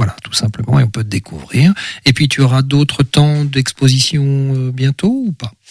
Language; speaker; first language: French; native; French